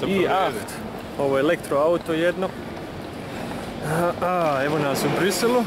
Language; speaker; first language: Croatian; early bilingual, heritage; Croatian